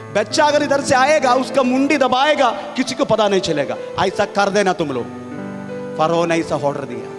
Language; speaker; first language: Hindi; non-native, local second language; Malayalam